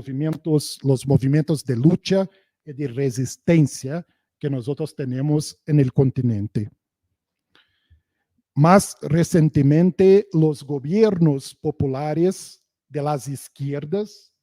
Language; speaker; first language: Spanish; non-native, fluent; Portuguese